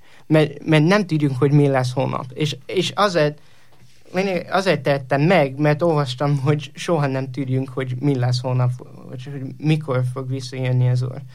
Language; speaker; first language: Hungarian; non-native, learner; English